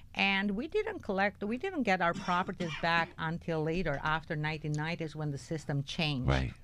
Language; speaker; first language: English; non-native, fluent; Albanian